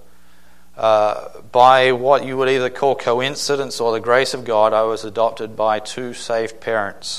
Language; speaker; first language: English; native; English